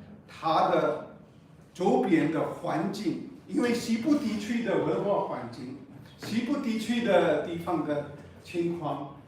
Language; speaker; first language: Chinese; non-native, fluent; English